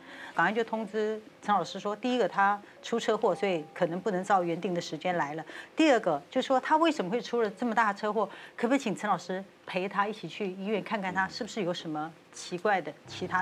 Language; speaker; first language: Chinese; native; Chinese